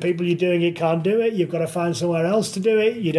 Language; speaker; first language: English; native; English